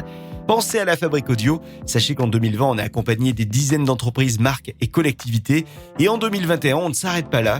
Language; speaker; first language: French; native; French